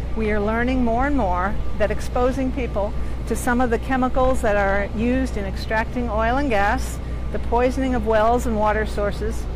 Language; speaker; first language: English; native; English